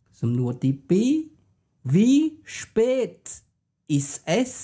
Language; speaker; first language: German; non-native, fluent; Khmer